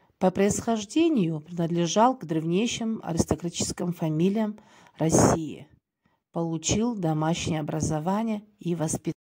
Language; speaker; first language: Russian; non-native, local second language; Kyrgyz